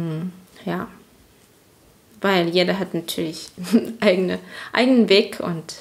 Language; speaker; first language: German; non-native, fluent; Azerbaijani